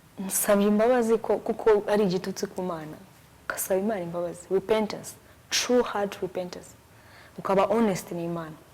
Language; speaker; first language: Kinyarwanda; early bilingual, heritage; Kinyarwanda